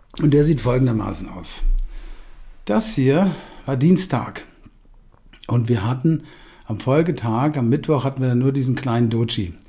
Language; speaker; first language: German; native; German